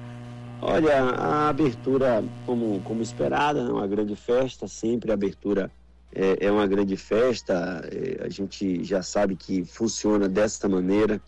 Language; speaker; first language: Portuguese; native; Portuguese